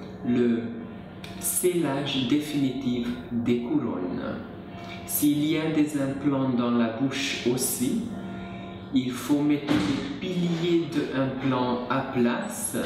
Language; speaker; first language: French; non-native, learner; Hungarian